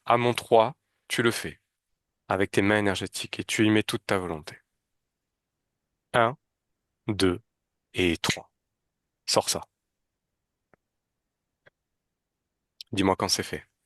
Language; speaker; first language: French; native; French